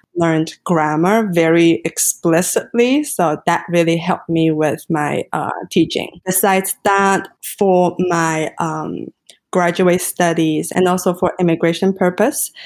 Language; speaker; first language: English; non-native, fluent; Chinese